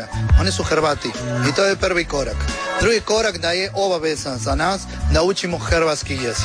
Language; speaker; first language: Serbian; non-native, learner; Spanish